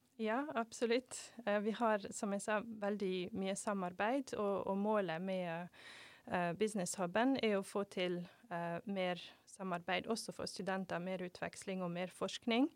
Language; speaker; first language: Norwegian; non-native, fluent; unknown